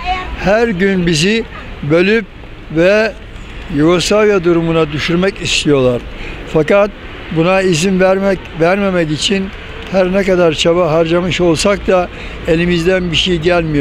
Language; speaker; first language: Turkish; native; Turkish